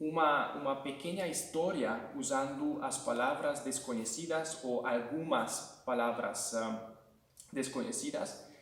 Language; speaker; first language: Portuguese; non-native, fluent; Hungarian